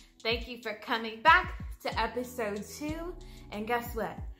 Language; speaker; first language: English; native; English